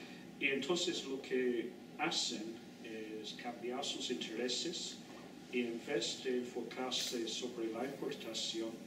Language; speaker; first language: Spanish; non-native, fluent; English